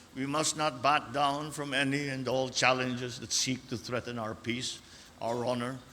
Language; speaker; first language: English; non-native, local second language; Filipino